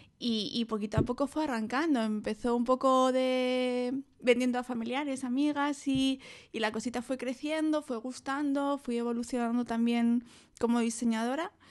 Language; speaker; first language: Spanish; native; Spanish